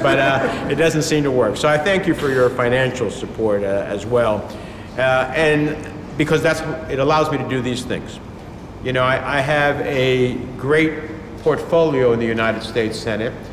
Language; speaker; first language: English; early bilingual, other home language; Spanish